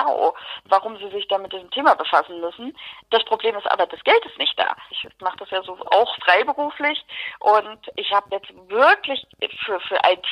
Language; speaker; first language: German; native; German